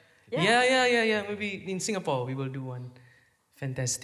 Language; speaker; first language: English; non-native, local second language; Malay